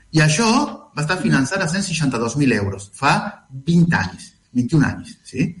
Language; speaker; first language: Catalan; non-native, fluent; Spanish